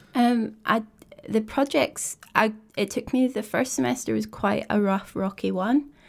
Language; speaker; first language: English; native; English